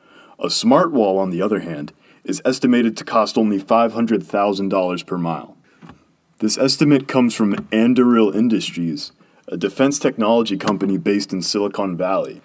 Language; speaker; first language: English; native; English